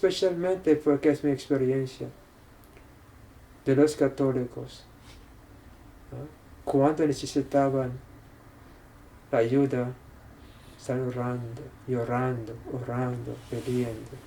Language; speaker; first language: Spanish; non-native, fluent; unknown